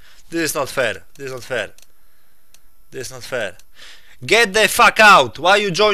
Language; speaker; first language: English; non-native, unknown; Polish